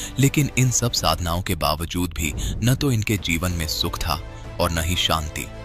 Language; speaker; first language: Hindi; native; Hindi